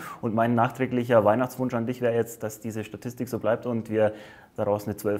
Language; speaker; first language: German; native; German